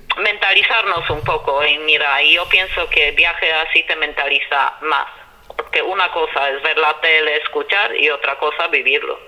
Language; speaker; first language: Spanish; non-native, fluent; Polish